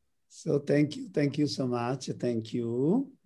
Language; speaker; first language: English; non-native, learner; Italian